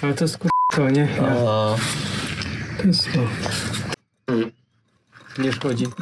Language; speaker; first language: Polish; native; Polish